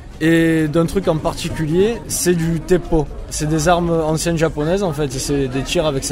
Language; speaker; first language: French; native; French